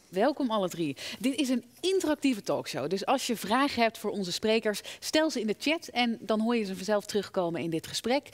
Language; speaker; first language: Dutch; native; Dutch